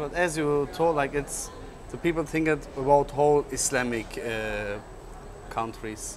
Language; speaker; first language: English; non-native, learner; German